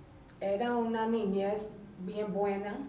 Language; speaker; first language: Spanish; early bilingual, heritage; Spanish